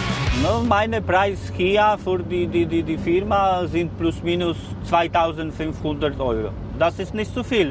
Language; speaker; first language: German; non-native, learner; Polish